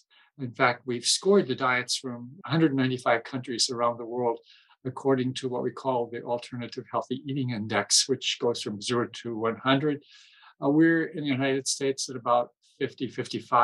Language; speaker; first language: English; native; English